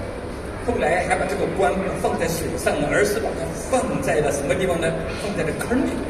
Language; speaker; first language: Chinese; native; Chinese